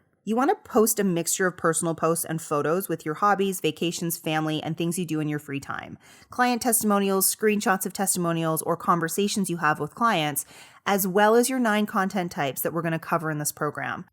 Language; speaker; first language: English; native; English